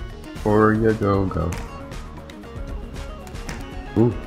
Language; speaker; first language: English; native; English